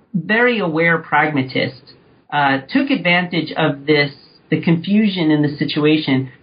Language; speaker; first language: English; native; English